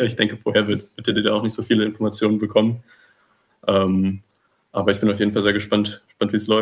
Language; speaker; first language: German; native; German